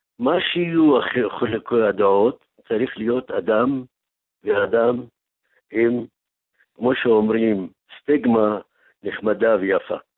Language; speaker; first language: Hebrew; non-native, local second language; Arabic